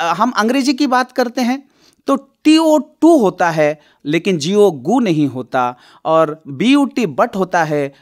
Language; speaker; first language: Hindi; non-native, local second language; Marathi